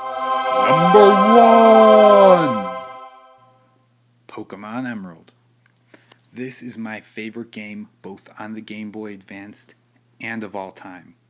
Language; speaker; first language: English; native; English